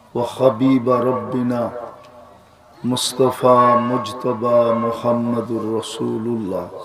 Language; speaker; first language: Arabic; non-native, fluent; Bangla